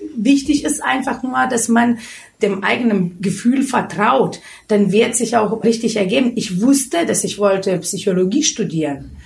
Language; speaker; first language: German; non-native, fluent; Lithuanian